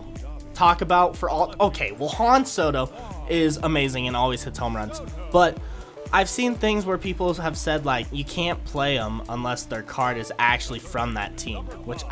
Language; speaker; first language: English; native; English